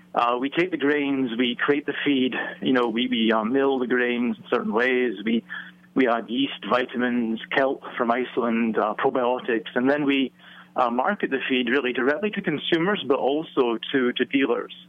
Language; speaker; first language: English; native; English